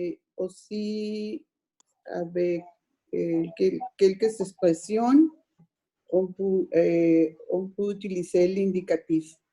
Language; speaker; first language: French; non-native, learner; Spanish